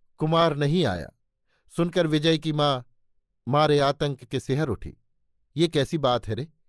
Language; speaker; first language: Hindi; native; Hindi